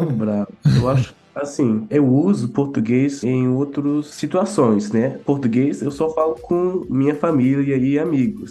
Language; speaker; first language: Portuguese; early bilingual, heritage; Portuguese